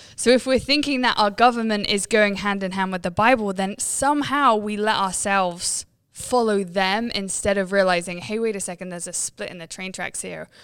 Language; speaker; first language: English; native; English